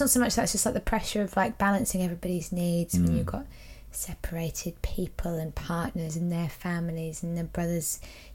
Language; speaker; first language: English; native; English